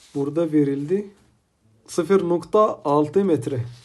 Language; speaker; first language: Turkish; non-native, fluent; Arabic